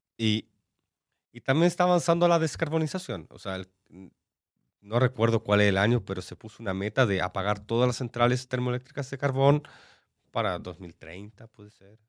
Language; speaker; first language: Spanish; native; Spanish